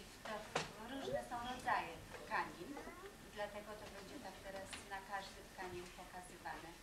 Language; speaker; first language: Polish; non-native, fluent; German